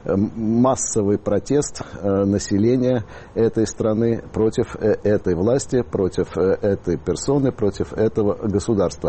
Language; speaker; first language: Russian; native; Russian